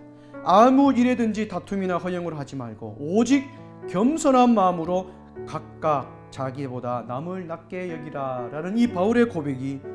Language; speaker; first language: Korean; native; Korean